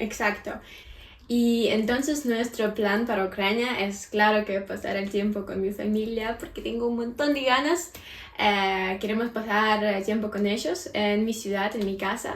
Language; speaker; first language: Spanish; non-native, fluent; Ukrainian